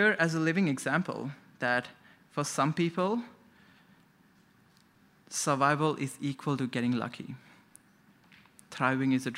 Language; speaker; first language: English; non-native, local second language; Konkani